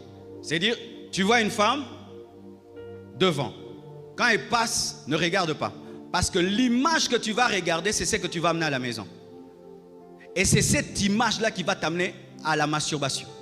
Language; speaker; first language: French; non-native, local second language; Lingala